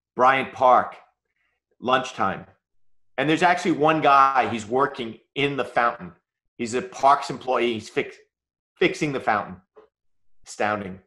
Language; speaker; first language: English; native; English